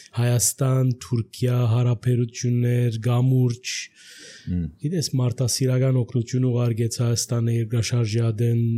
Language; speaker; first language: Armenian; early bilingual, heritage; Armenian